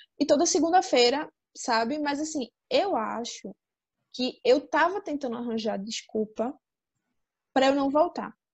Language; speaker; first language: Portuguese; native; Portuguese